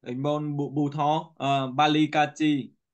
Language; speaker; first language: Korean; non-native, learner; Vietnamese